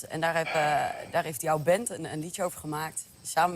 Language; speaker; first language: Dutch; native; Dutch